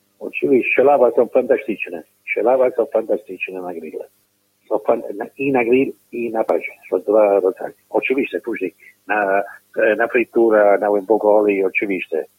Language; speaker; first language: Polish; non-native, learner; Italian